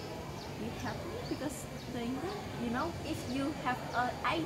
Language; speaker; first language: English; non-native, learner; Indonesian